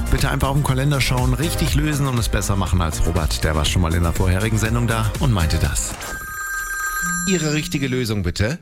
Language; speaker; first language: German; native; German